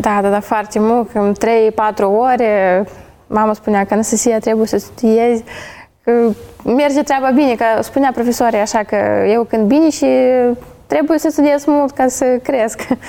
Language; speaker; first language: Romanian; non-native, fluent; Ukrainian